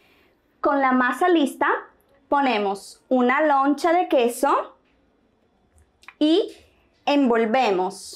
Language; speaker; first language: Spanish; non-native, fluent; Portuguese